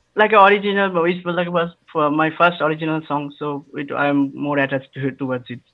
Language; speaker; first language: English; non-native, local second language; Bangla